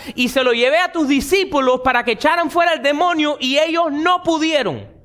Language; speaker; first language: Spanish; early bilingual, heritage; Spanish